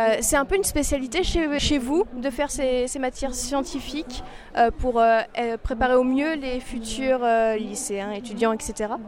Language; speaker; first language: French; native; French